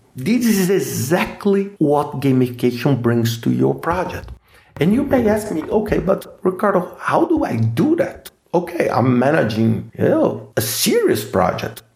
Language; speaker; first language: English; non-native, fluent; Portuguese